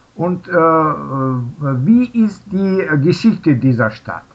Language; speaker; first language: German; non-native, learner; Russian